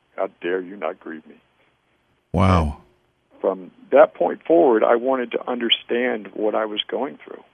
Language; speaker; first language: English; native; English